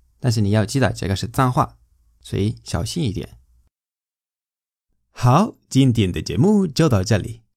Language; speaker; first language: Chinese; non-native, fluent; Spanish